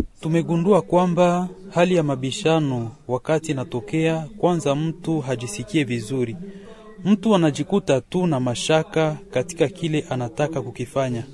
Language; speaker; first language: Swahili; non-native, local second language; Kinyarwanda